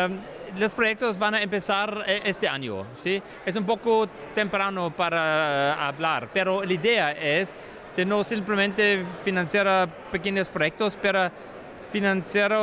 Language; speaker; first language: Spanish; non-native, fluent; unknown